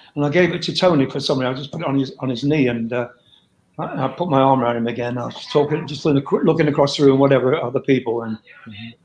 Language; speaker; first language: English; native; English